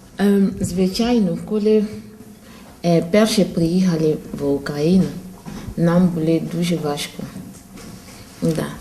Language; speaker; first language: Ukrainian; non-native, learner; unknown